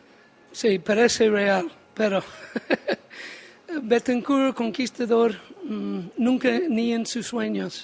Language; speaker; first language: Spanish; non-native, learner; English